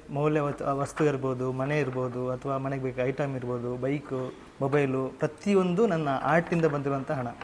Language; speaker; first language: Kannada; native; Kannada